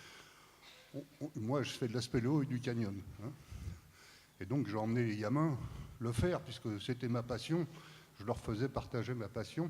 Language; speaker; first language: French; native; French